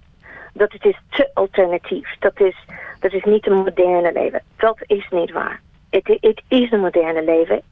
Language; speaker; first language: Dutch; non-native, fluent; English